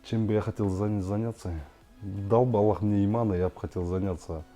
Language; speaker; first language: Russian; non-native, local second language; Kyrgyz